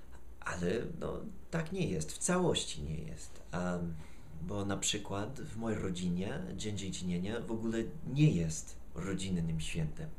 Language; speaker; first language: Polish; non-native, fluent; English